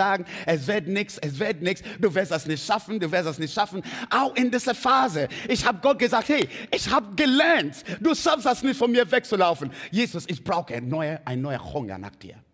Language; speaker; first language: German; non-native, fluent; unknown